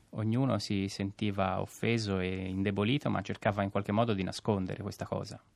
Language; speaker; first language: Italian; native; Italian